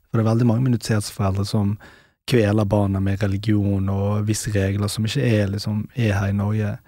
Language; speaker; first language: Norwegian; early bilingual, other home language; Urdu